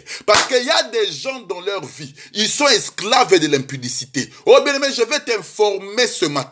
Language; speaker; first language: French; non-native, local second language; Lingala